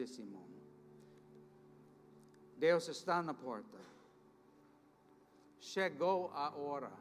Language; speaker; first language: Portuguese; non-native, fluent; English